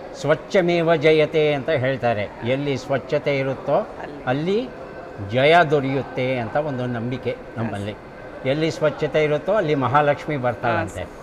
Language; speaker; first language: Kannada; native; Kannada